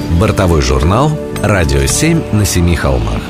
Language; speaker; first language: Russian; native; Russian